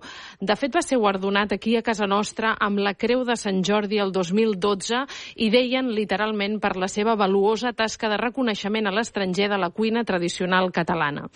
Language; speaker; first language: Catalan; native; Catalan